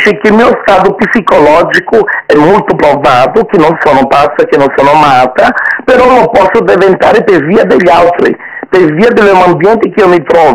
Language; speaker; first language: Italian; non-native, fluent; Portuguese